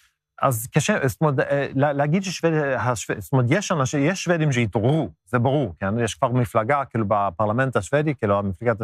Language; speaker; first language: Hebrew; non-native, fluent; Swedish